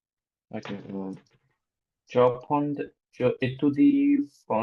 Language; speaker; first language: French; non-native, learner; Bangla